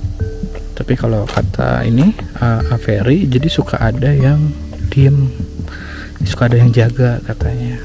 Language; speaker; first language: Indonesian; non-native, local second language; Sundanese